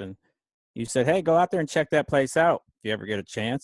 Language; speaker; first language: English; native; English